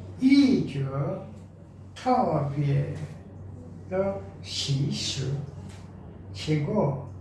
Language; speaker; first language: Chinese; non-native, learner; Korean